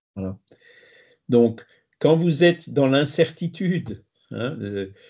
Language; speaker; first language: French; native; French